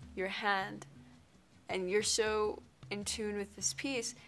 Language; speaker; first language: English; native; English